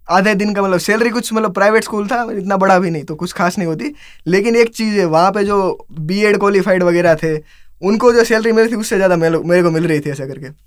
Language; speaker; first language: Hindi; non-native, local second language; Gujarati